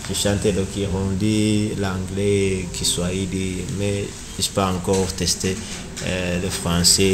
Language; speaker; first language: French; non-native, learner; Rundi